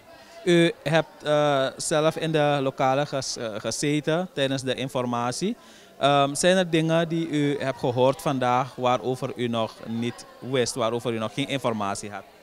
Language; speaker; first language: Dutch; native; Dutch